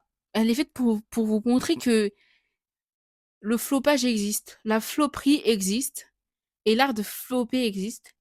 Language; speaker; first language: French; native; French